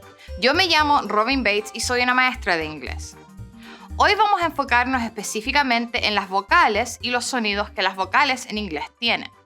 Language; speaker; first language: Spanish; non-native, fluent; English